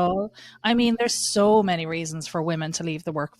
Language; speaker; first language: English; native; English